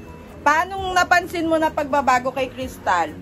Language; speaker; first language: Filipino; native; Filipino